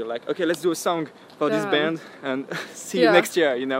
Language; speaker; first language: English; non-native, fluent; French